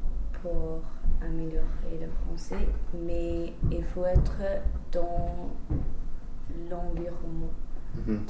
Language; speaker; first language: French; non-native, fluent; English